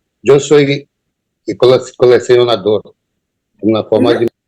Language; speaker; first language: Spanish; non-native, learner; Portuguese